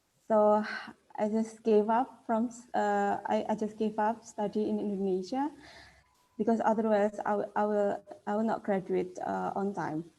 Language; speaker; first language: English; non-native, fluent; Indonesian